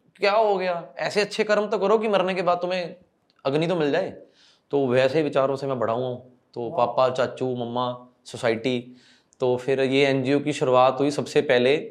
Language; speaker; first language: Hindi; non-native, local second language; Punjabi